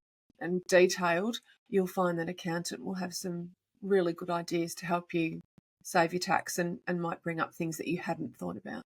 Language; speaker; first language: English; native; English